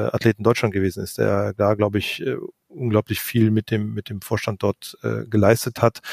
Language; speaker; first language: German; native; German